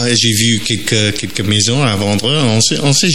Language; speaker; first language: French; non-native, fluent; English